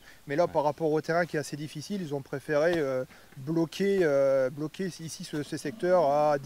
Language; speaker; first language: French; native; French